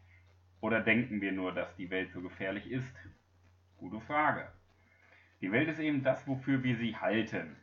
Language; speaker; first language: German; native; German